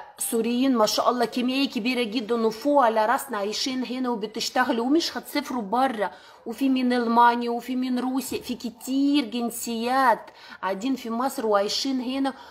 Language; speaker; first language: Arabic; non-native, learner; Russian